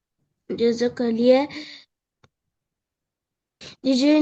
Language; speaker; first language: French; non-native, learner; Arabic